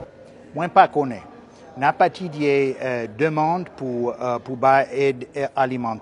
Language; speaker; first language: Haitian Creole; non-native, fluent; English